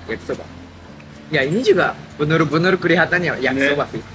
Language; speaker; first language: Indonesian; non-native, fluent; Japanese